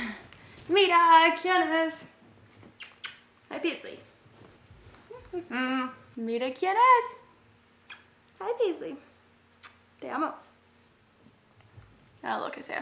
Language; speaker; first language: Spanish; non-native, learner; English